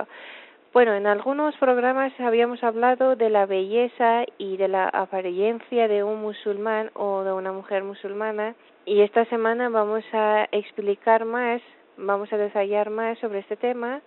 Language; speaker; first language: Spanish; non-native, fluent; Persian